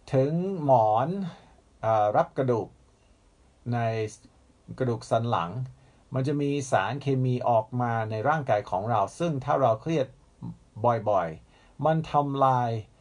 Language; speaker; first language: Thai; non-native, fluent; English